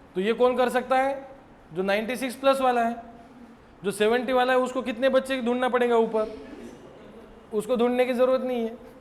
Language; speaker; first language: Hindi; non-native, local second language; Marathi